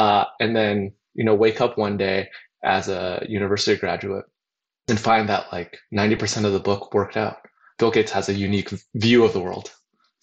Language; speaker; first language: English; native; English